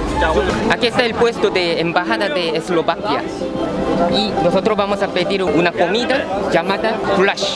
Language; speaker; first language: Spanish; non-native, fluent; Korean